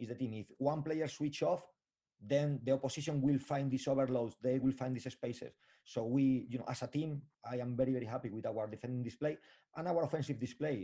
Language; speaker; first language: English; non-native, fluent; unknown